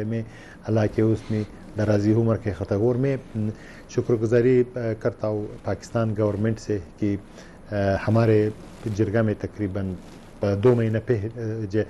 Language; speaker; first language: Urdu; non-native, learner; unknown